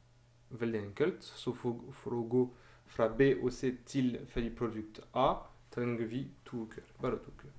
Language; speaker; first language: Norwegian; non-native, learner; Dutch